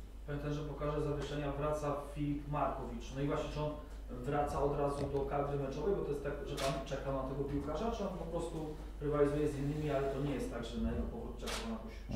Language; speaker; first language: Polish; native; Polish